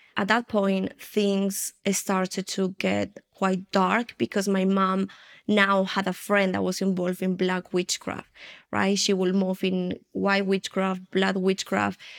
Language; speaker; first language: English; non-native, fluent; Spanish